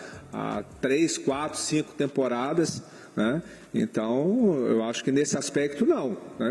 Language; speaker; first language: Portuguese; native; Portuguese